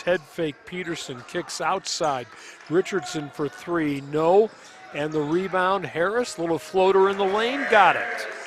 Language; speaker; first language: English; native; English